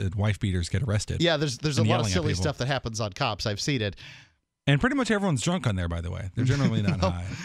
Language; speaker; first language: English; native; English